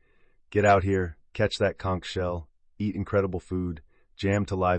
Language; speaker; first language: English; native; English